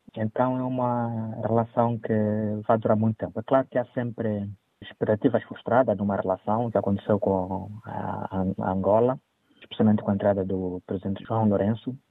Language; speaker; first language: Portuguese; native; Portuguese